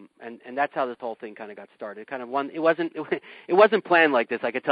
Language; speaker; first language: English; native; English